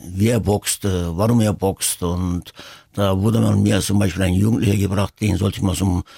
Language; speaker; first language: German; early bilingual, other home language; Turkish